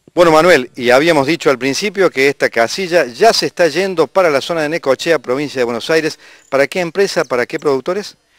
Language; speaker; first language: Spanish; native; Spanish